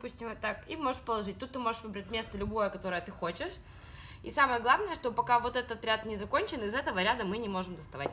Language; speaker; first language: Russian; native; Russian